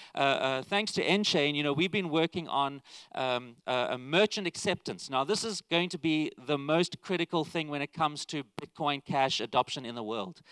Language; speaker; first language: English; native; English